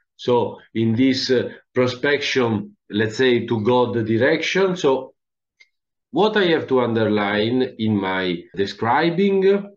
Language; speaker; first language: English; non-native, fluent; Italian